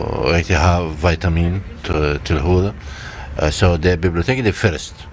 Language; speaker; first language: Danish; non-native, learner; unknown